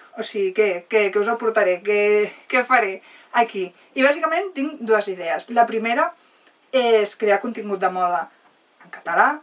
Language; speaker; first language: Catalan; non-native, local second language; Spanish